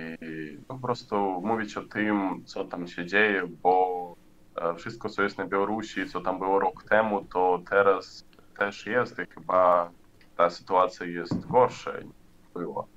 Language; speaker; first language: Polish; non-native, learner; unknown